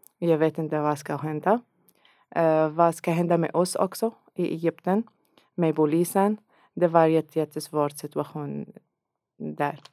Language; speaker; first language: Swedish; non-native, learner; Arabic